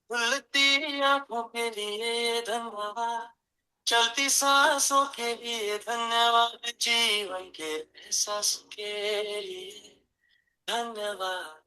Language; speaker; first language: Hindi; native; Hindi